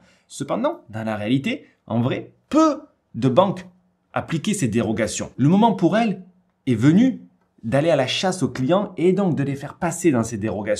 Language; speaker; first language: French; native; French